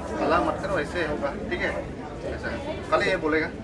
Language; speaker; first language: Hindi; non-native, local second language; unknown